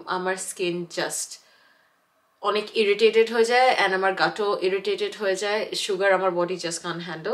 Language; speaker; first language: English; early bilingual, other home language; Bangla